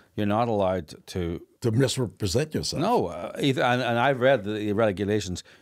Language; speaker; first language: English; native; English